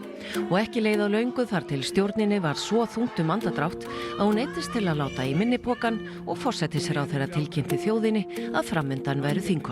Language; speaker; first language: Icelandic; native; Icelandic